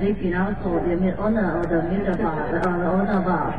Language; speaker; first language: German; non-native, learner; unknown